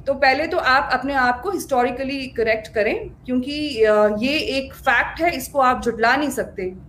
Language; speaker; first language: Hindi; native; Hindi